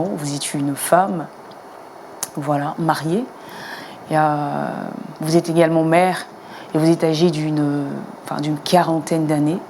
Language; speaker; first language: French; native; French